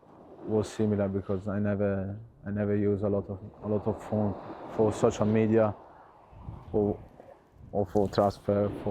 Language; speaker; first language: English; non-native, learner; Italian